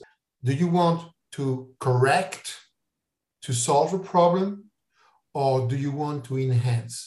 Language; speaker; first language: English; non-native, fluent; French